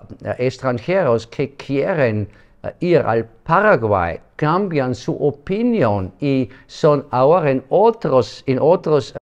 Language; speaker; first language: Spanish; non-native, learner; German